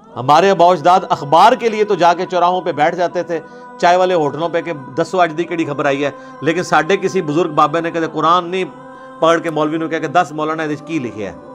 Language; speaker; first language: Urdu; non-native, local second language; Punjabi